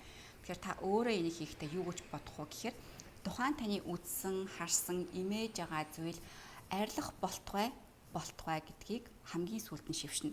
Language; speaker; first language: Mongolian; native; Mongolian